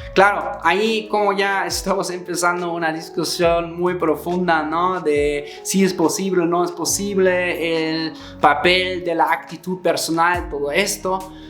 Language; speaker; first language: Spanish; non-native, fluent; German